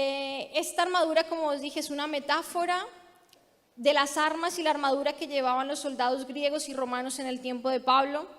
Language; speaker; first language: Spanish; native; Spanish